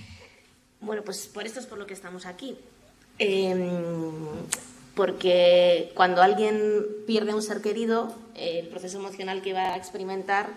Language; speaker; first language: Spanish; native; Spanish